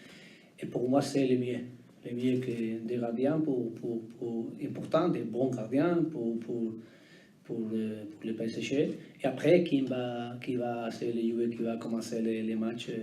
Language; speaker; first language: French; non-native, learner; Spanish